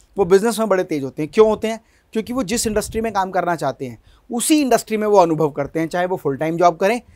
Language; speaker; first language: Hindi; native; Hindi